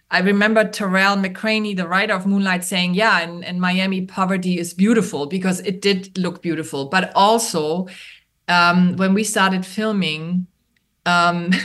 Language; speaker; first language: English; non-native, fluent; German